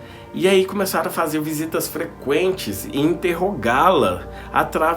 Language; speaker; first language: Portuguese; native; Portuguese